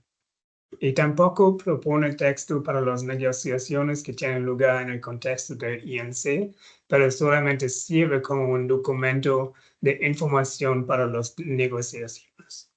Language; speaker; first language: Spanish; non-native, fluent; German